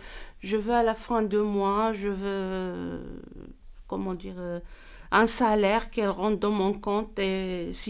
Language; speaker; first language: French; non-native, learner; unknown